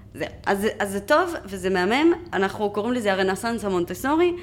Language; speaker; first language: Hebrew; non-native, fluent; Spanish